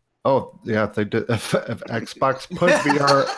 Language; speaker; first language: English; native; English